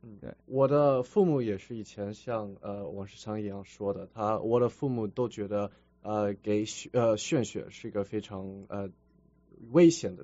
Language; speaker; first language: Chinese; early bilingual, heritage; Chinese